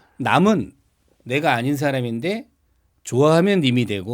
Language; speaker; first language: Korean; native; Korean